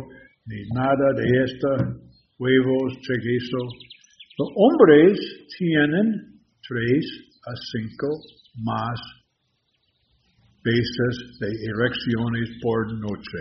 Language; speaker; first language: Spanish; non-native, learner; English